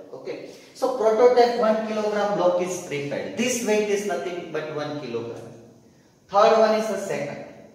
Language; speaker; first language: English; non-native, local second language; Hindi